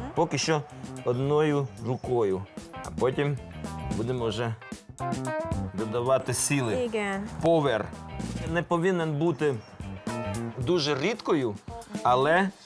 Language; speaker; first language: Ukrainian; non-native, local second language; Hungarian